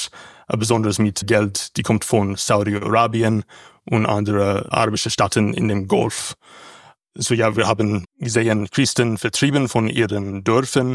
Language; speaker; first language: German; non-native, learner; English